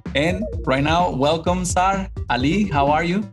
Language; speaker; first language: English; non-native, fluent; Spanish